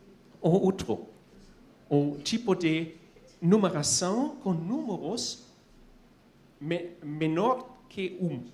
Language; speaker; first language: Portuguese; non-native, fluent; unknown